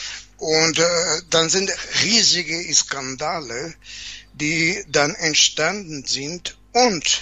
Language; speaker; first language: German; non-native, fluent; Portuguese